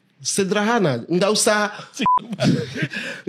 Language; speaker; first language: Indonesian; non-native, fluent; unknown